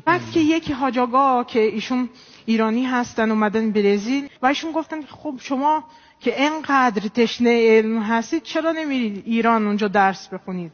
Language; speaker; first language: Persian; non-native, fluent; Portuguese